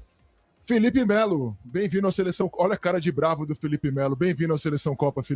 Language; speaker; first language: Portuguese; native; Portuguese